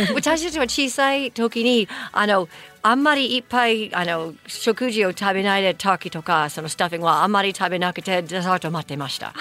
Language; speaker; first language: Japanese; non-native, fluent; English